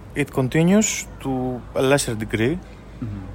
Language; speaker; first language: English; non-native, fluent; Greek